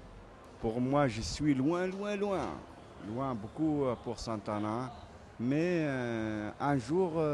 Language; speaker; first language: French; non-native, local second language; Tamasheq